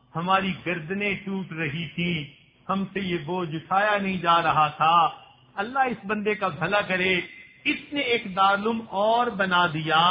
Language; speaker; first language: Urdu; non-native, local second language; Punjabi